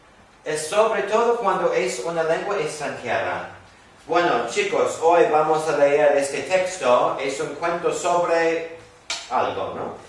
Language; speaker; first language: Spanish; non-native, fluent; English